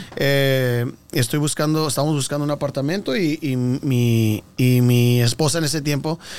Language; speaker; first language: Spanish; early bilingual, heritage; Spanish